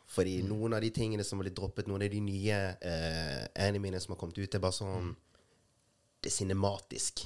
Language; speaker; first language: Norwegian; early bilingual, other home language; Rundi